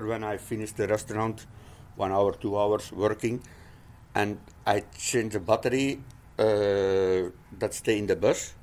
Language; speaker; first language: English; non-native, learner; Dutch